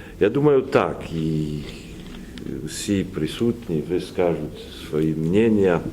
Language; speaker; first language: Ukrainian; non-native, learner; Polish